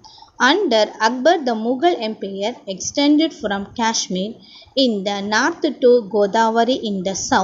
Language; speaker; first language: English; non-native, local second language; Tamil